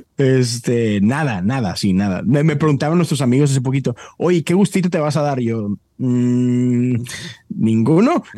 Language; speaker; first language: Spanish; native; Spanish